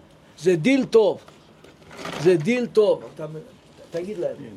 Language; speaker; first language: Hebrew; non-native, local second language; Yiddish